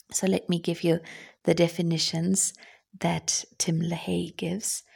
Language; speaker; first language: English; non-native, fluent; German